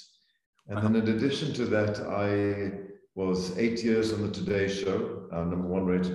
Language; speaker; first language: English; native; English